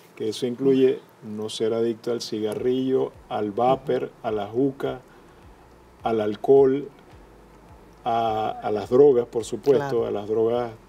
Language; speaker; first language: Spanish; native; Spanish